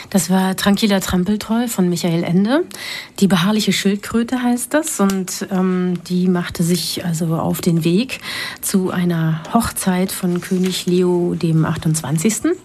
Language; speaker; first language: German; native; German